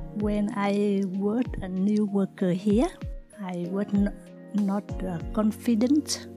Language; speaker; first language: English; non-native, learner; Vietnamese